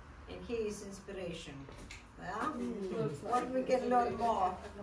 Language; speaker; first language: English; non-native, learner; Russian